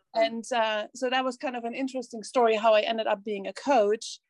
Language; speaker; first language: English; non-native, fluent; German